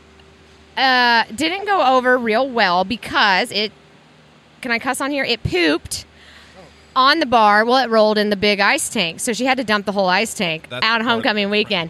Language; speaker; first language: English; native; English